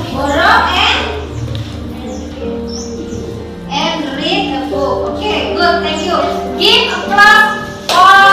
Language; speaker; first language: English; non-native, learner; Indonesian